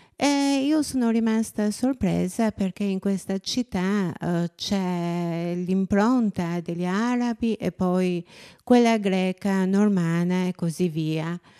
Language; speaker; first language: Italian; non-native, fluent; Albanian